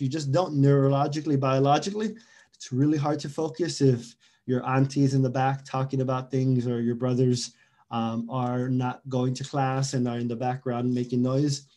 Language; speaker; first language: English; early bilingual, other home language; Spanish